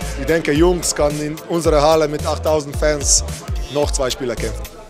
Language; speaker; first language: German; non-native, learner; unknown